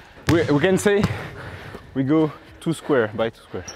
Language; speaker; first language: English; non-native, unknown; French